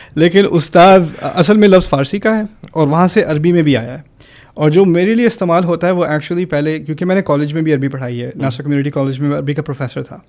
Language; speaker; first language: Urdu; early bilingual, other home language; German